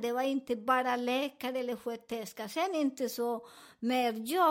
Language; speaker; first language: Swedish; non-native, fluent; Spanish